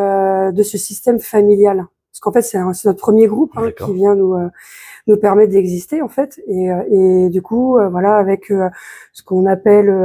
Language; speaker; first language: French; native; French